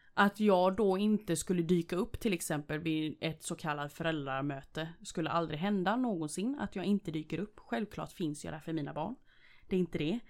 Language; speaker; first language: Swedish; early bilingual, other home language; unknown